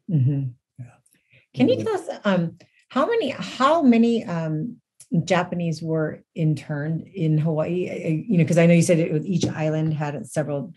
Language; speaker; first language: English; native; English